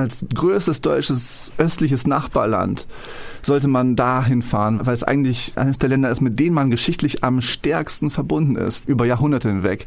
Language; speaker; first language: German; early bilingual, other home language; Polish